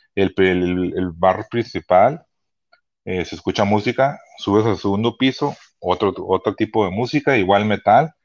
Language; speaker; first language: Spanish; early bilingual, heritage; Spanish